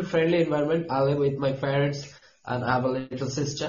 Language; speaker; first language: English; non-native, local second language; Bangla